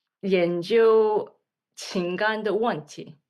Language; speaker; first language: Chinese; non-native, learner; English